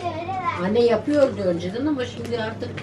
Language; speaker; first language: Turkish; native; Turkish